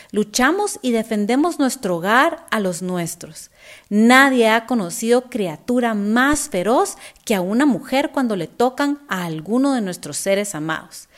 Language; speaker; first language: Spanish; native; Spanish